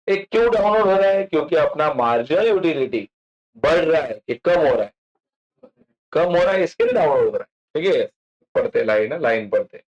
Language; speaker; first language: Hindi; non-native, local second language; Marathi